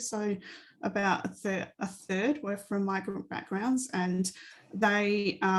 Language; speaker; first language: English; native; English